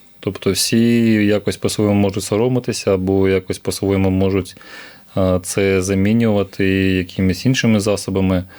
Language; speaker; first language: Ukrainian; native; Ukrainian